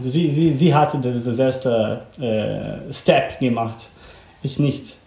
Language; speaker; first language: German; non-native, learner; Portuguese